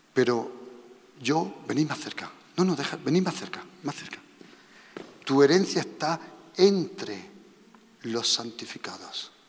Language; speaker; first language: Spanish; non-native, fluent; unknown